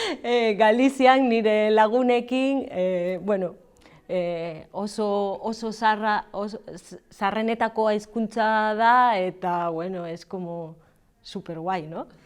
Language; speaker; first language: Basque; non-native, learner; Galician